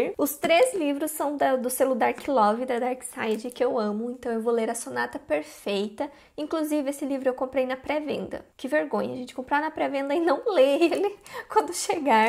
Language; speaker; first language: Portuguese; native; Portuguese